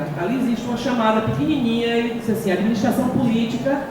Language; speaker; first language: Portuguese; native; Portuguese